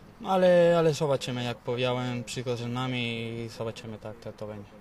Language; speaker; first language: Polish; non-native, learner; Spanish